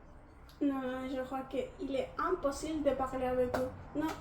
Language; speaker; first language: French; non-native, learner; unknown